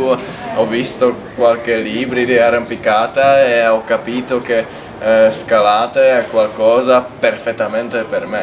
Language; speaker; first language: Italian; non-native, fluent; Czech